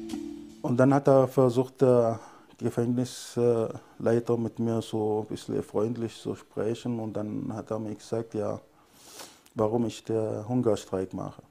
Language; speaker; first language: German; non-native, fluent; Arabic